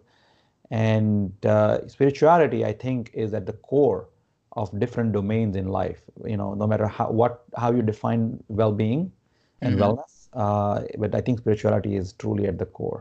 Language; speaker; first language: English; non-native, local second language; Gujarati